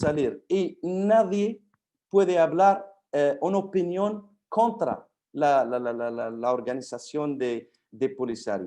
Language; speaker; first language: Spanish; non-native, fluent; Arabic